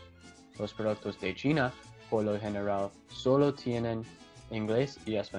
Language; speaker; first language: Spanish; non-native, learner; English